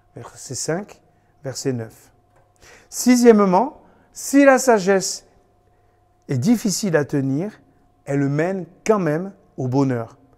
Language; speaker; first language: French; native; French